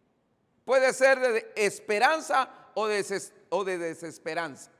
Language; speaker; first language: Spanish; native; Spanish